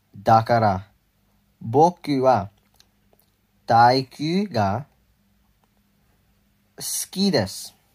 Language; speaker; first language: Japanese; non-native, learner; English